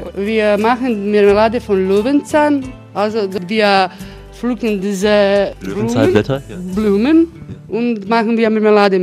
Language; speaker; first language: German; non-native, learner; Croatian